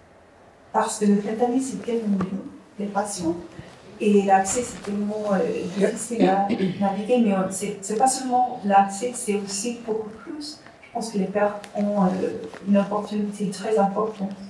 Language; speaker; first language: French; non-native, fluent; English